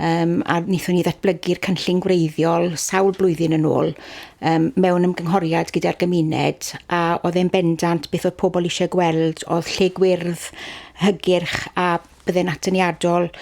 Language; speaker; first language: Welsh; native; Welsh